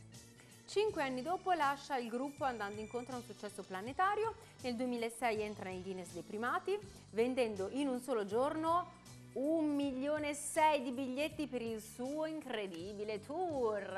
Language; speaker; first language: Italian; native; Italian